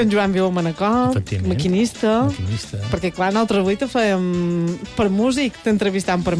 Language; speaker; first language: Catalan; native; Catalan